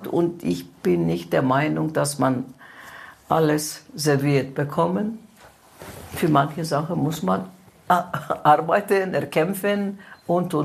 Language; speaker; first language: German; non-native, fluent; Greek